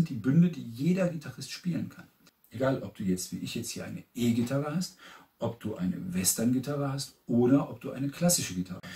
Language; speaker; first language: German; native; German